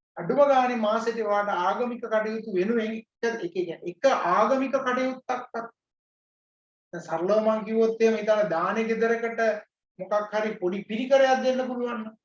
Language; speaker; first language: Sinhala; native; Sinhala